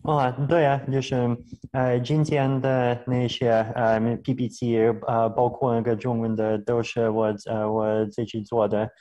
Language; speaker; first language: Chinese; non-native, fluent; Russian